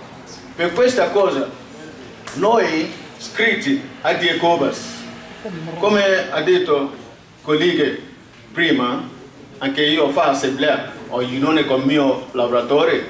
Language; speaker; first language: Italian; non-native, learner; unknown